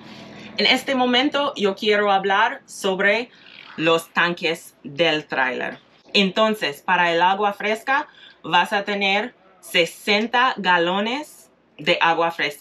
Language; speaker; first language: Spanish; non-native, fluent; English